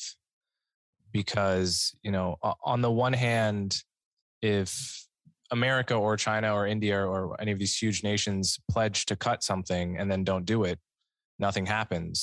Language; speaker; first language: English; native; English